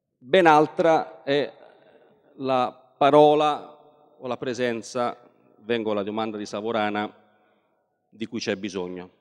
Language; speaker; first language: Italian; native; Italian